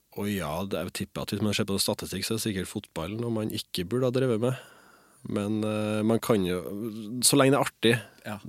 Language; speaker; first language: Norwegian; native; Norwegian